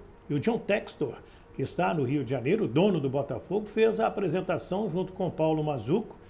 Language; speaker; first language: Portuguese; native; Portuguese